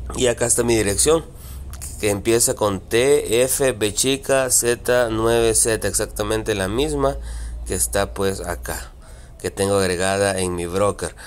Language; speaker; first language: Spanish; native; Spanish